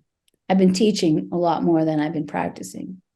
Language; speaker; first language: English; native; English